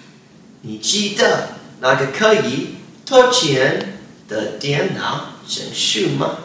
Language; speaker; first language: Chinese; non-native, learner; English